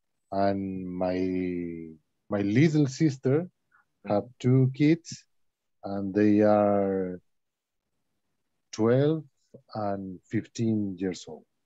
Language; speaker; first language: English; non-native, learner; Spanish